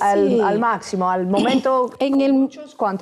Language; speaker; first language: Spanish; non-native, fluent; English